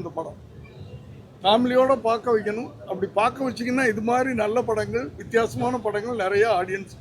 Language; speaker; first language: Tamil; native; Tamil